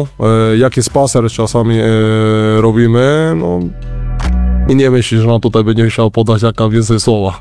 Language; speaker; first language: Polish; non-native, learner; Spanish